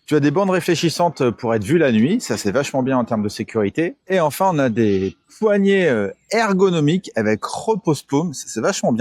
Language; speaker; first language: French; native; French